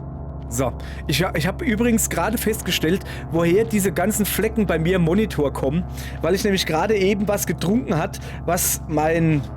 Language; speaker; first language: German; native; German